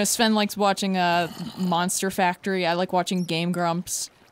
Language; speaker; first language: English; native; English